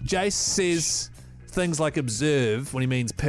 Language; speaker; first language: English; native; English